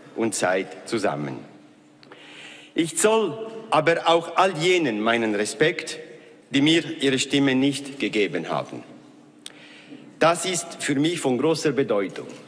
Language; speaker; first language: German; non-native, local second language; Italian